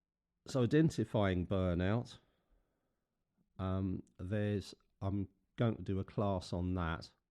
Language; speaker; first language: English; native; English